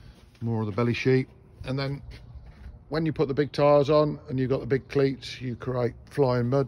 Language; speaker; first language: English; native; English